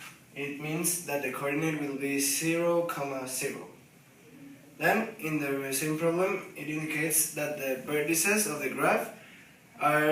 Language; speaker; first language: English; non-native, fluent; Spanish